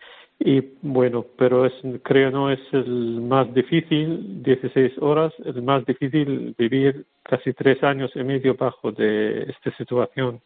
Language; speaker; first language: Spanish; non-native, learner; Arabic